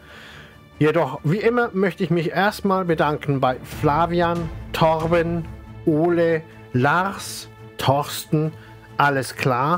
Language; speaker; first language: German; native; German